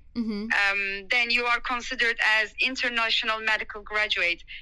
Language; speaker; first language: English; non-native, fluent; Turkish